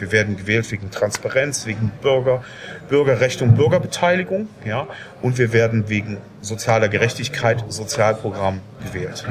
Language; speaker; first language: German; native; German